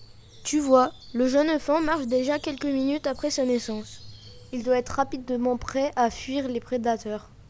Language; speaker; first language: French; native; French